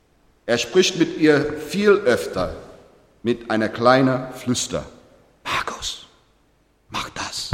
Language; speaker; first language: German; non-native, learner; English